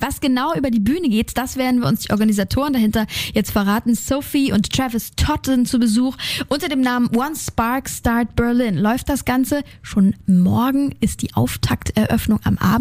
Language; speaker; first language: German; native; German